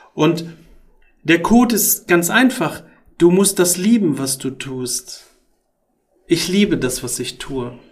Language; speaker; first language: German; early bilingual, other home language; Arabic